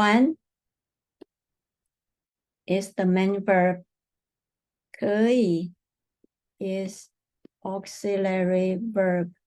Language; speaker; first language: English; non-native, fluent; Chinese